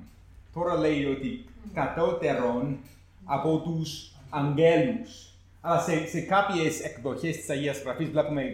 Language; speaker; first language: Greek; non-native, fluent; English